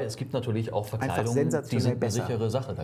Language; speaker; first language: German; native; German